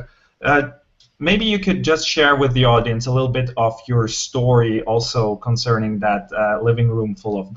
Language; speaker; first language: English; non-native, fluent; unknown